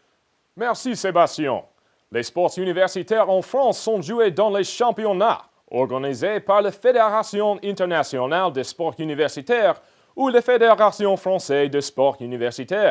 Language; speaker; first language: French; non-native, learner; English